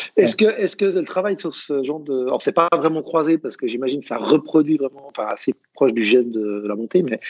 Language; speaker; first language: French; native; French